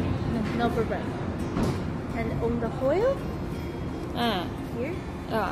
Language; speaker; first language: English; non-native, learner; Thai